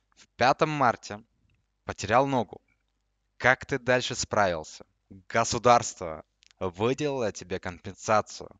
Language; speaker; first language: Russian; non-native, local second language; Uzbek